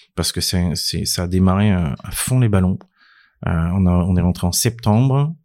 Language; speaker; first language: French; native; French